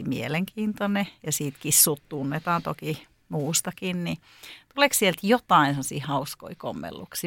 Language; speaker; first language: Finnish; native; Finnish